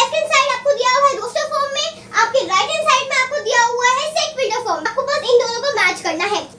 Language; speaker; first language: Hindi; native; Hindi